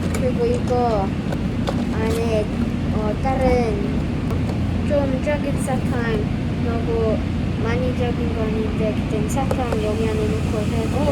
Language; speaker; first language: Korean; early bilingual, heritage; English